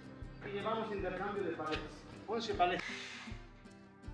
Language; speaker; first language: Spanish; native; Spanish